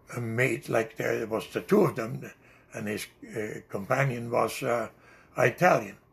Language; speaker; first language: English; non-native, fluent; Dutch